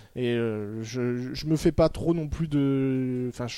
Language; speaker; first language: French; native; French